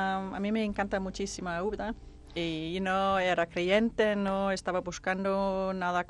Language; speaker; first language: Spanish; non-native, fluent; Danish